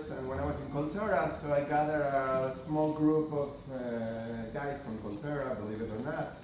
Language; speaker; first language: English; non-native, fluent; Spanish